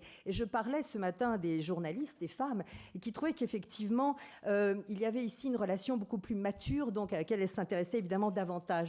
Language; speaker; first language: French; native; French